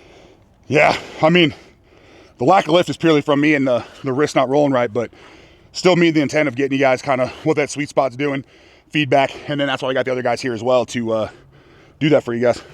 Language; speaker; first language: English; native; English